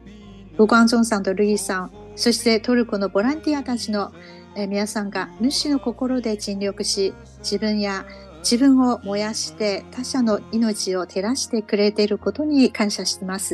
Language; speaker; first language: Japanese; non-native, fluent; Chinese